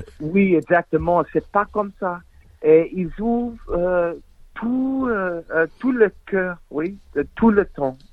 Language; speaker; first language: French; non-native, learner; English